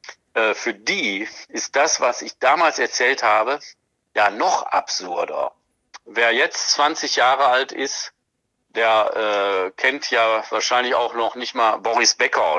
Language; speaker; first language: German; native; German